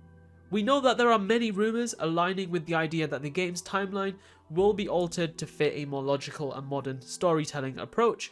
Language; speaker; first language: English; native; English